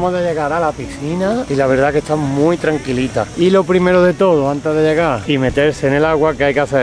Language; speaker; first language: Spanish; native; Spanish